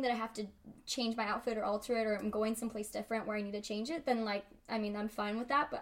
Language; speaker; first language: English; early bilingual, other home language; Spanish